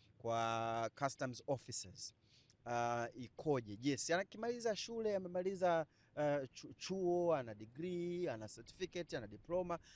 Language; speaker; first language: Swahili; native; Swahili